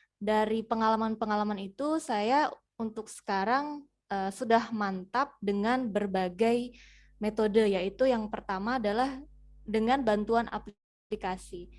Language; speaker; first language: Indonesian; native; Indonesian